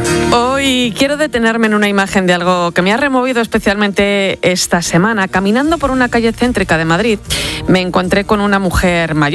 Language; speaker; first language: Spanish; native; Spanish